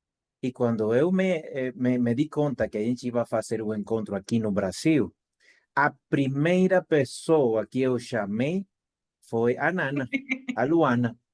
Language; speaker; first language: Portuguese; non-native, fluent; Spanish